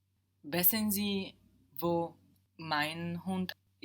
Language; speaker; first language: German; non-native, learner; English